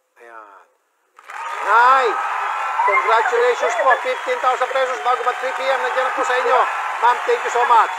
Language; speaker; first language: Filipino; native; Filipino